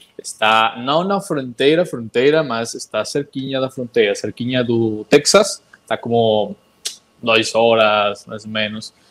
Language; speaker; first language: Portuguese; non-native, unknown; Spanish